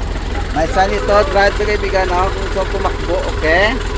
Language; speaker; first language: Filipino; non-native, local second language; Cebuano